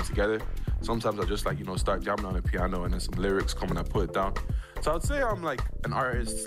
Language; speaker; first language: English; native; English